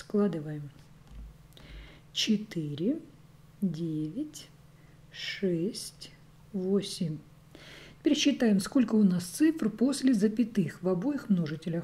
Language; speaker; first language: Russian; native; Russian